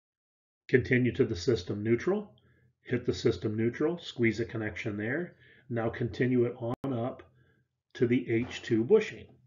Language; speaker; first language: English; native; English